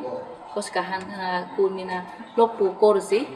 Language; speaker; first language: Finnish; non-native, learner; Khmer